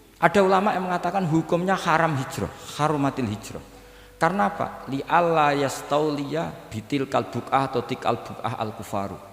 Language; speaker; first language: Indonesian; non-native, local second language; Javanese